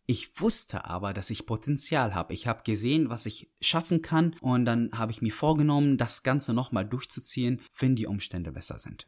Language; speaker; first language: German; non-native, fluent; Arabic